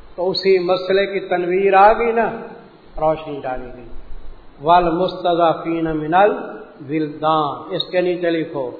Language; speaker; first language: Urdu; non-native, local second language; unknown